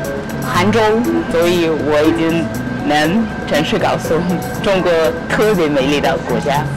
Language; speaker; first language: Chinese; non-native, learner; Russian